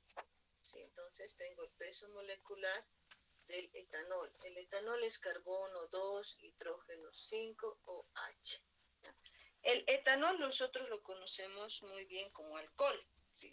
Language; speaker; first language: Spanish; native; Spanish